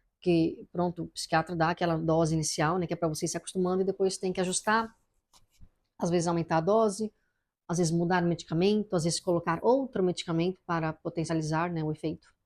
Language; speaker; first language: Portuguese; native; Portuguese